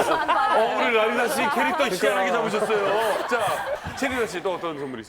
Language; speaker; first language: Korean; native; Korean